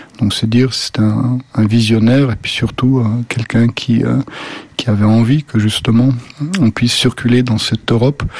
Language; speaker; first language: French; early bilingual, other home language; Slovenian